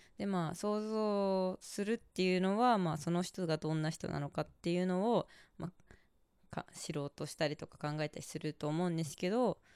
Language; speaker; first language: Japanese; native; Japanese